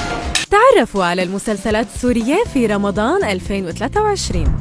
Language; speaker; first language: Arabic; native; Arabic